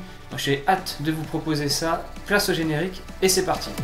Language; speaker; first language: French; native; French